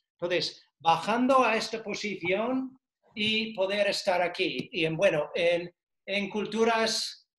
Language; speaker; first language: Spanish; non-native, fluent; English